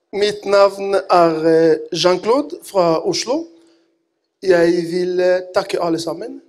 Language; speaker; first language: Norwegian; non-native, fluent; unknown